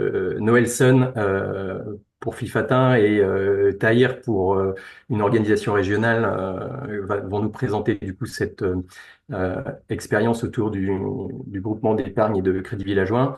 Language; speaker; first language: French; native; French